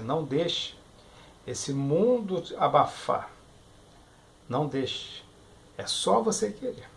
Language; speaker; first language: Portuguese; native; Portuguese